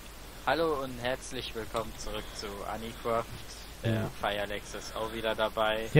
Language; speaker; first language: German; native; German